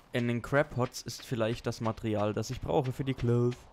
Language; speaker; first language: German; native; German